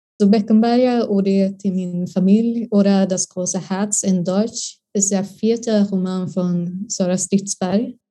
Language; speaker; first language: German; non-native, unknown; Swedish